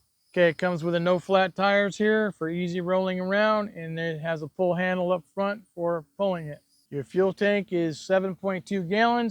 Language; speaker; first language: English; native; English